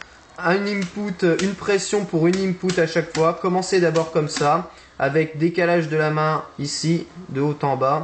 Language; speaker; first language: French; native; French